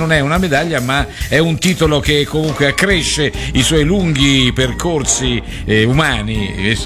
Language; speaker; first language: Italian; native; Italian